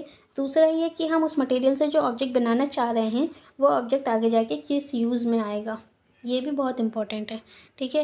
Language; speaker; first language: Hindi; native; Hindi